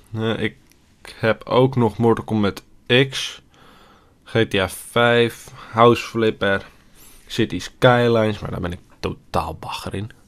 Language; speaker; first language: Dutch; native; Dutch